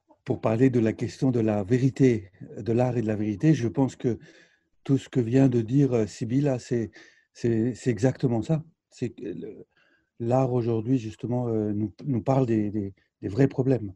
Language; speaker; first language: French; non-native, fluent; Greek